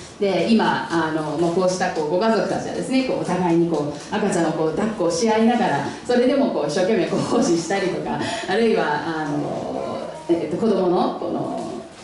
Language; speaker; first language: Japanese; non-native, fluent; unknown